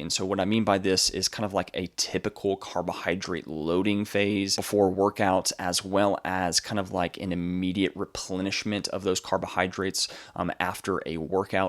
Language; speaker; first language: English; native; English